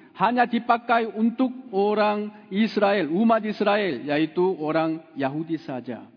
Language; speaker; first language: Indonesian; non-native, fluent; Korean